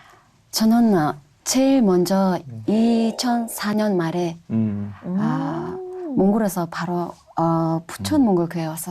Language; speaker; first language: Korean; non-native, fluent; Mongolian